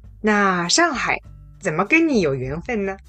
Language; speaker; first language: Chinese; non-native, fluent; Japanese